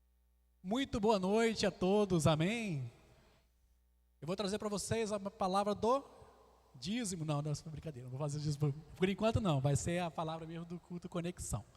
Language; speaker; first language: Portuguese; native; Portuguese